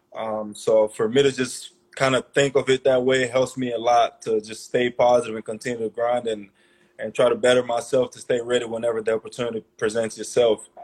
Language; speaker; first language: English; early bilingual, other home language; Portuguese